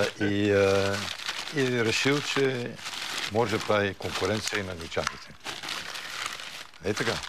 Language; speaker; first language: Bulgarian; early bilingual, heritage; Bulgarian